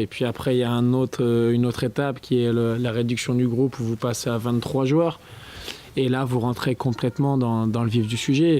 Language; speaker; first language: French; native; French